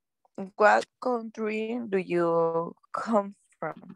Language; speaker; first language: English; non-native, learner; Spanish